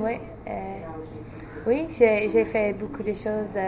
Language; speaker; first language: French; non-native, fluent; English